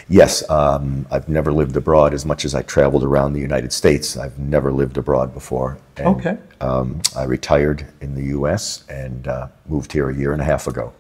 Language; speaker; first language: English; native; English